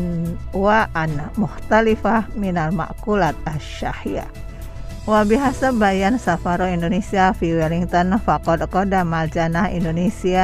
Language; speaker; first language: Arabic; non-native, fluent; Indonesian